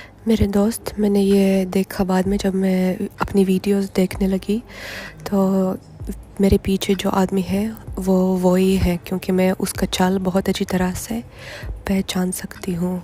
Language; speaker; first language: Hindi; non-native, fluent; Russian